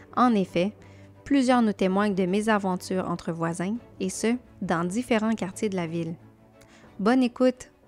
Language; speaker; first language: French; native; French